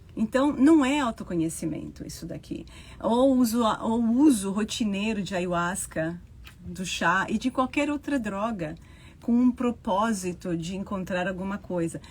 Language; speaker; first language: Portuguese; non-native, fluent; Italian